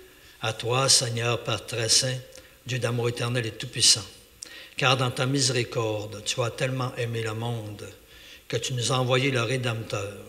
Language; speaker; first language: French; native; French